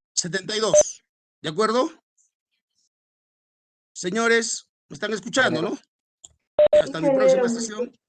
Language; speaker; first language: Spanish; native; Spanish